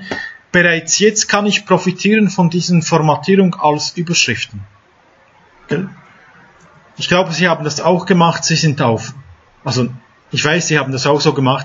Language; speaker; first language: German; non-native, fluent; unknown